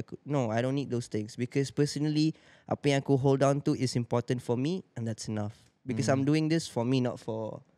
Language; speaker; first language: English; non-native, local second language; Malay